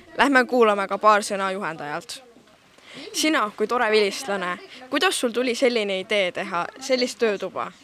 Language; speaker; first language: Estonian; native; Estonian